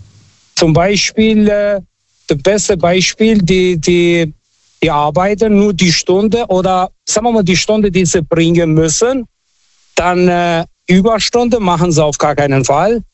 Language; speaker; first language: German; non-native, fluent; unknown